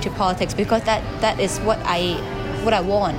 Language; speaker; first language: English; non-native, local second language; Cantonese